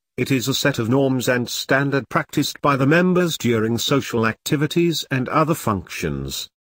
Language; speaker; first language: English; non-native, local second language; Filipino